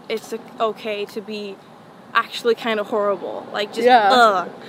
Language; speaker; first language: English; non-native, fluent; Swedish